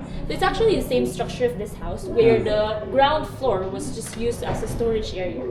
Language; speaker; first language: English; non-native, local second language; Filipino